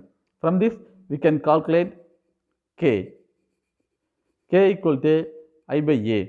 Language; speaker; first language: English; non-native, local second language; Tamil